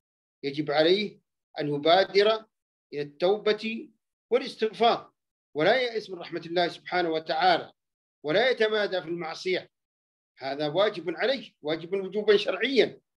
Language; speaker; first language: Arabic; native; Arabic